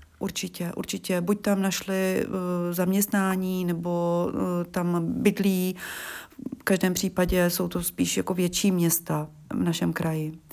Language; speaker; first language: Czech; native; Czech